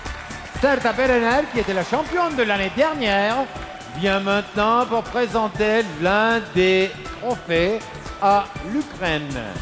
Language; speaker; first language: French; non-native, learner; Turkish